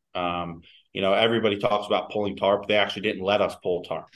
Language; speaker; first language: English; native; English